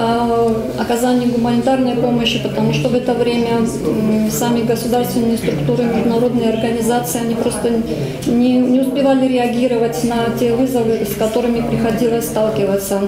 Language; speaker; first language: Russian; native; Russian